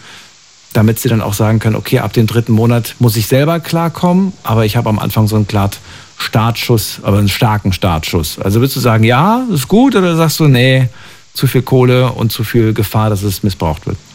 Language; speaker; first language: German; native; German